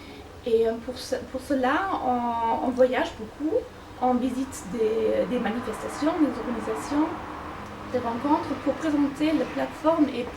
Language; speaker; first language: French; non-native, fluent; German